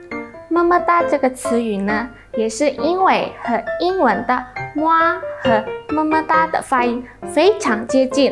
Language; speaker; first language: Chinese; non-native, learner; Indonesian